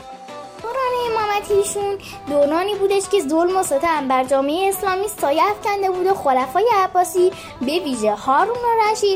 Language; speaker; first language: Persian; native; Persian